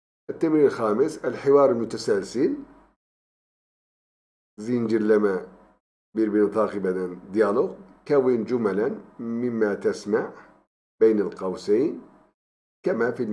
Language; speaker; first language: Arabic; non-native, fluent; Turkish